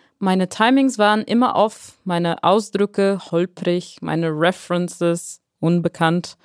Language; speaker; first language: German; non-native, fluent; Bulgarian